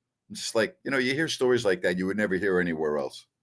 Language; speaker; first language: English; native; English